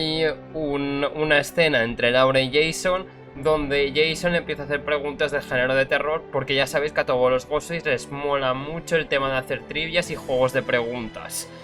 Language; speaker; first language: Spanish; native; Spanish